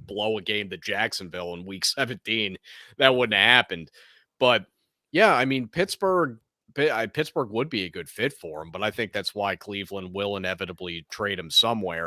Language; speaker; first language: English; native; English